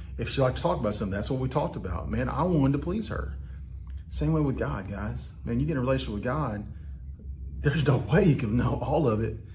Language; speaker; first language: English; native; English